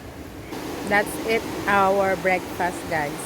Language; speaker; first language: English; non-native, learner; Filipino